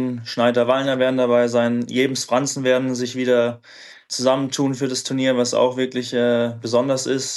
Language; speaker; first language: German; native; German